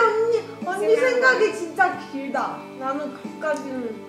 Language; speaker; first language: Korean; non-native, learner; Chinese